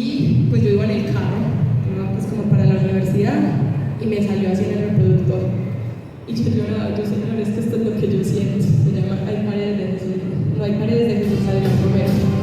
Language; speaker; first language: Spanish; native; Spanish